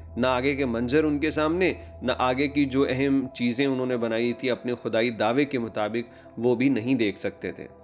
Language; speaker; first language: Urdu; non-native, local second language; Punjabi